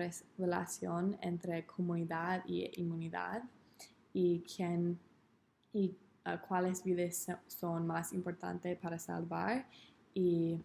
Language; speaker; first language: Spanish; non-native, learner; English